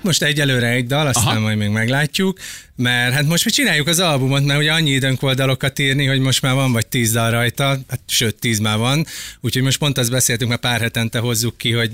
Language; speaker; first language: Hungarian; native; Hungarian